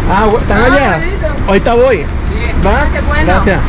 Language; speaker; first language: Spanish; native; Spanish